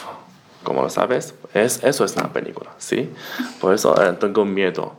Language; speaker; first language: Spanish; non-native, learner; Chinese